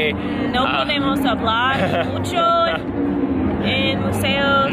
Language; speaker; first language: Spanish; non-native, learner; English